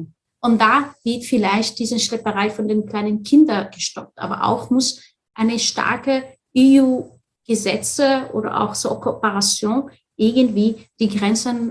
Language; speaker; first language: German; non-native, fluent; Arabic